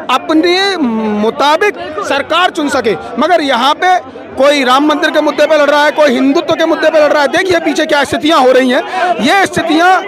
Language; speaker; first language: Hindi; native; Hindi